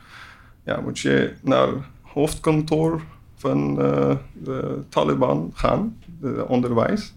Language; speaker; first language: Dutch; non-native, learner; Persian